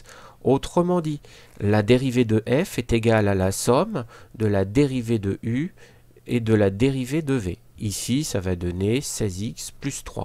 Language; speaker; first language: French; native; French